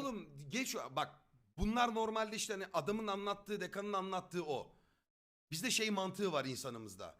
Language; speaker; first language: Turkish; native; Turkish